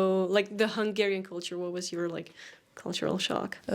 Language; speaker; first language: English; non-native, fluent; Spanish